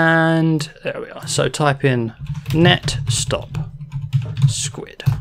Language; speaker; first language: English; native; English